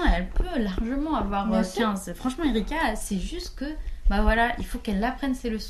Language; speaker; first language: French; native; French